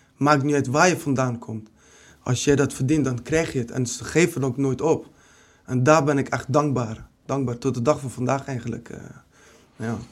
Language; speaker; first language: Dutch; early bilingual, other home language; Kurdish